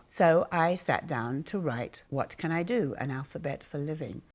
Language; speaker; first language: English; native; English